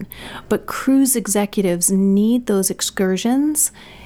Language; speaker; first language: English; native; English